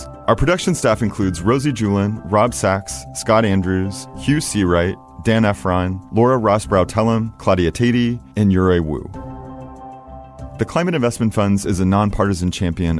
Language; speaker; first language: English; native; English